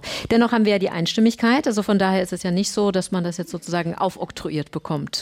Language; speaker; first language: German; native; German